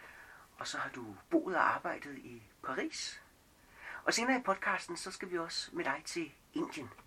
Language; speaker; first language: Danish; native; Danish